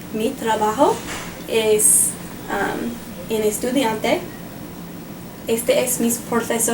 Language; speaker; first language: Spanish; non-native, learner; English